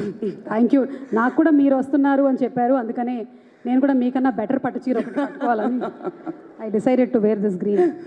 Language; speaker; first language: Telugu; native; Telugu